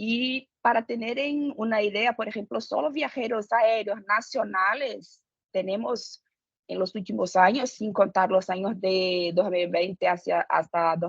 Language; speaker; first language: Spanish; non-native, fluent; Portuguese